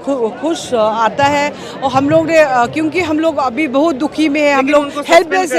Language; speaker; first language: Hindi; non-native, local second language; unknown